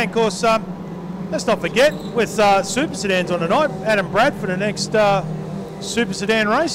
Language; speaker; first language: English; native; English